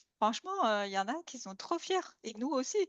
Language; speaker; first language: French; native; French